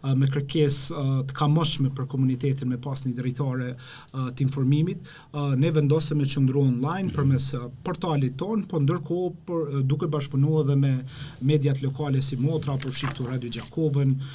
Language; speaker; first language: Albanian; native; Albanian